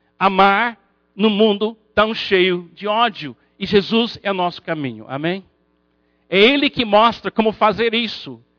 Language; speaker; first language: Portuguese; non-native, fluent; English